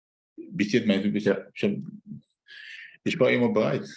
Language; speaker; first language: German; non-native, learner; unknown